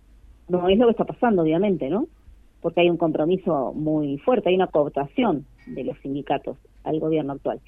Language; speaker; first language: Spanish; native; Spanish